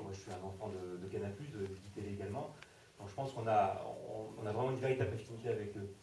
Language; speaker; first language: French; native; French